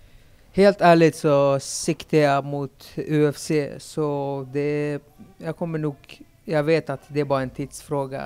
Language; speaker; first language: Swedish; early bilingual, other home language; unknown